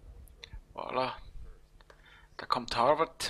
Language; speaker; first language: German; native; German